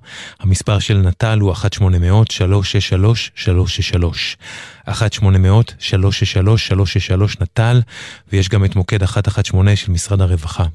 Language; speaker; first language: Hebrew; native; Hebrew